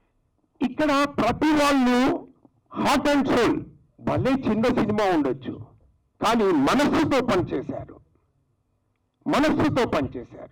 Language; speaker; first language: Telugu; native; Telugu